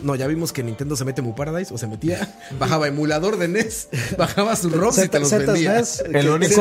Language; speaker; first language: Spanish; native; Spanish